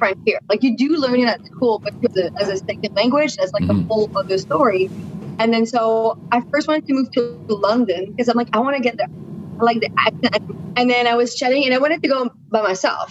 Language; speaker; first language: English; non-native, fluent; French